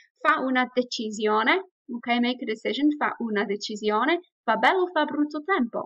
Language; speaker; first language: Italian; non-native, fluent; English